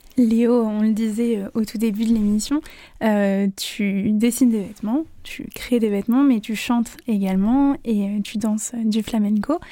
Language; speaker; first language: French; native; French